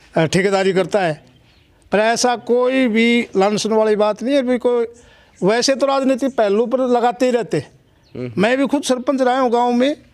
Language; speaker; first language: Hindi; native; Hindi